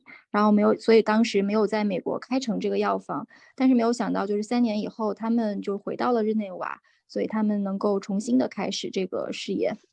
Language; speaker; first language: Chinese; native; Chinese